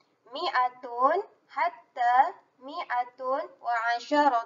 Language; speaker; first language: Arabic; non-native, learner; Malay